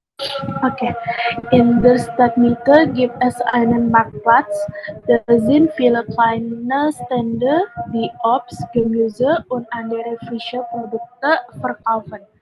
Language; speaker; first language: German; non-native, learner; Indonesian